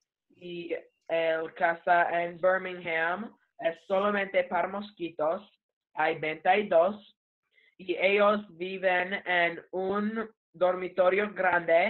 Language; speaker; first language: Spanish; non-native, learner; English